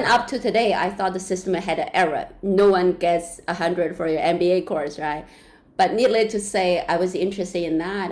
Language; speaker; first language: English; non-native, fluent; Chinese